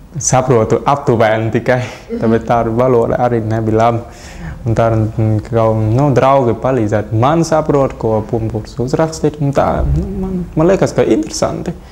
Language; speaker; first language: Latvian; non-native, learner; Vietnamese